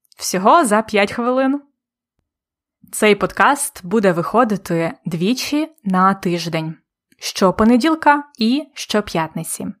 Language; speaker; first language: Ukrainian; native; Ukrainian